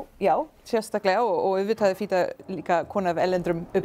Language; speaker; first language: Icelandic; non-native, fluent; English